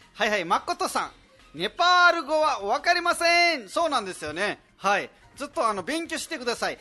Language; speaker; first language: Japanese; non-native, fluent; Nepali